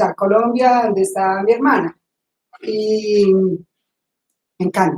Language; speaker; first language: Spanish; native; Spanish